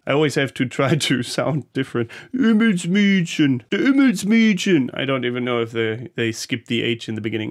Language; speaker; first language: English; non-native, fluent; German